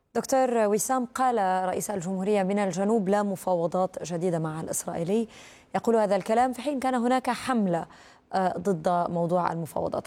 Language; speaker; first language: Arabic; native; Arabic